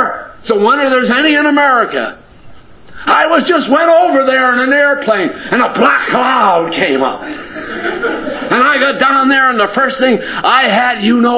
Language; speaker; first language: English; native; English